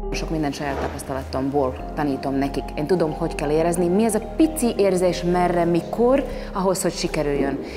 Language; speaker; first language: Hungarian; non-native, fluent; Latvian